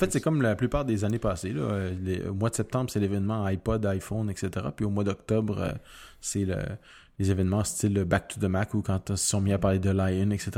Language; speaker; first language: French; native; French